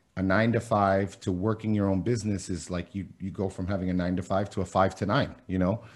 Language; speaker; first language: English; early bilingual, other home language; Spanish